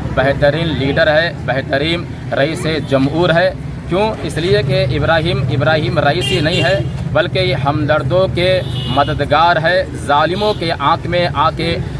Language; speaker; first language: Urdu; native; Urdu